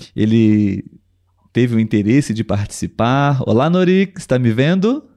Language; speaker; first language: Portuguese; native; Portuguese